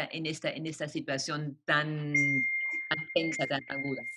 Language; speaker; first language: Spanish; non-native, fluent; German